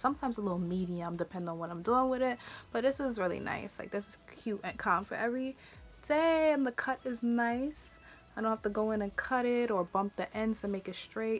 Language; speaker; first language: English; native; English